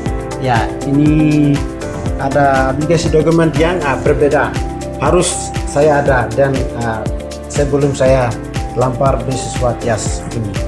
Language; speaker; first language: Indonesian; non-native, learner; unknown